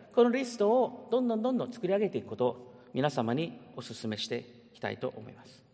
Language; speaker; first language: Japanese; early bilingual, heritage; Japanese